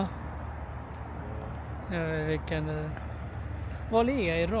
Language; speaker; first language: Swedish; non-native, local second language; Tigrinya